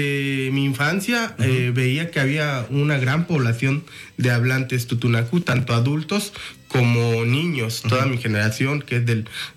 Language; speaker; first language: Spanish; non-native, local second language; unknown